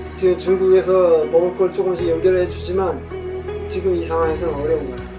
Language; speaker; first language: Korean; native; Korean